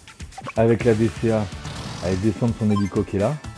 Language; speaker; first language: French; native; French